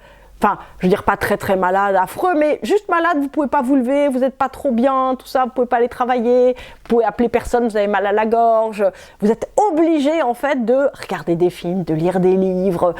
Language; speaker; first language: French; native; French